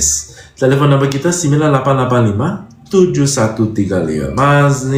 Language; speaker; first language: Indonesian; non-native, fluent; English